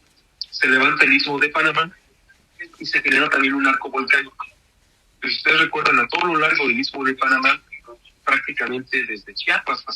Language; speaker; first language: Spanish; native; Spanish